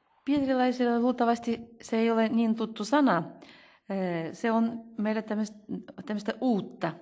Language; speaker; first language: Finnish; non-native, fluent; Russian